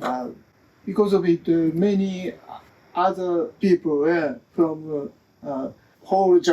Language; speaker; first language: English; non-native, learner; Japanese